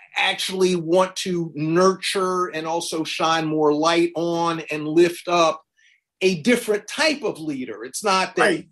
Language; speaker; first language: English; native; English